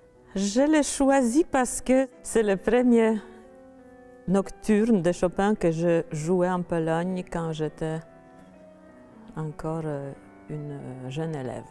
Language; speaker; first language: French; non-native, fluent; Polish